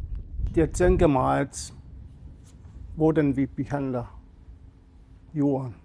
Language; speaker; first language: Danish; non-native, local second language; Kalaallisut